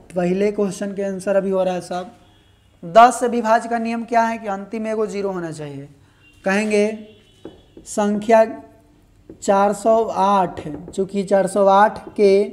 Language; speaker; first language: Hindi; native; Hindi